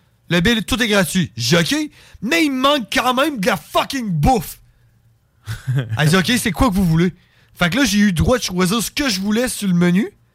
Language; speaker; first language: French; native; French